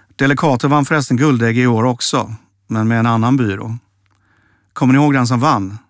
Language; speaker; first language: Swedish; native; Swedish